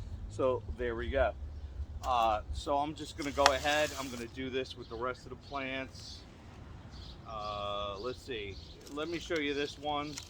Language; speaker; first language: English; native; English